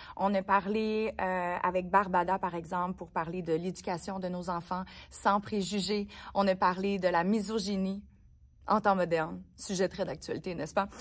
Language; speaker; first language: French; native; French